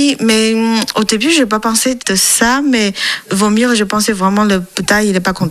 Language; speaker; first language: French; non-native, learner; Chinese